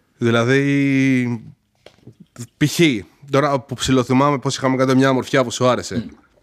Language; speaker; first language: Greek; early bilingual, heritage; Greek